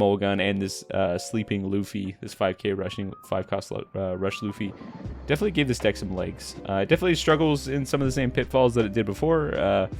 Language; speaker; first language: English; native; English